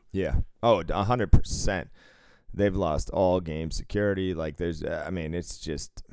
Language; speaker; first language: English; native; English